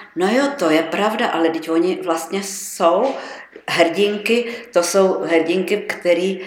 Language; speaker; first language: Czech; native; Czech